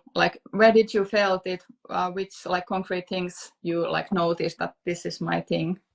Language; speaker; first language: English; non-native, fluent; Finnish